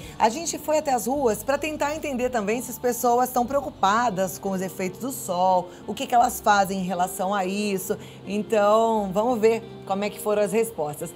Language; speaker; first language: Portuguese; native; Portuguese